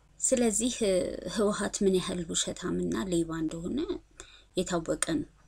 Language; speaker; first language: Amharic; native; Amharic